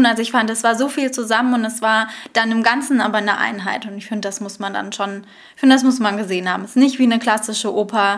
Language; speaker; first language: German; native; German